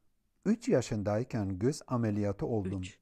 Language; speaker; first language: Turkish; non-native, learner; Central Kurdish